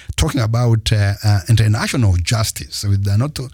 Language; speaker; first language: English; non-native, local second language; Kinyarwanda